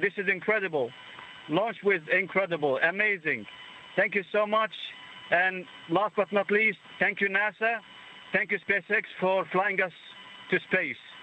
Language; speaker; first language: English; non-native, fluent; Arabic